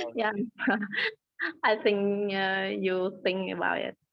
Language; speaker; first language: English; non-native, learner; Vietnamese